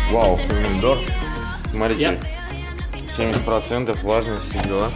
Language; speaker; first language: Russian; native; Russian